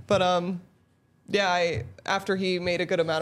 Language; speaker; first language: English; native; English